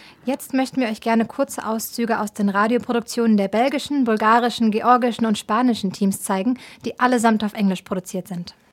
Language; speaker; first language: German; native; German